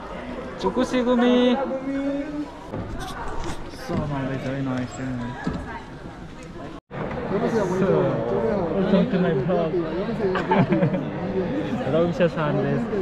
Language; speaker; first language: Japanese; non-native, learner; Nepali